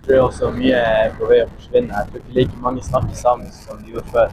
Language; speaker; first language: Norwegian; native; Norwegian